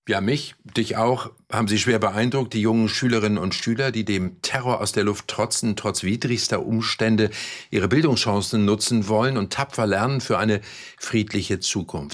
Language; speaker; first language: German; native; German